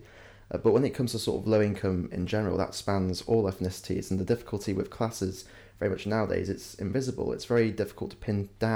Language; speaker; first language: English; native; English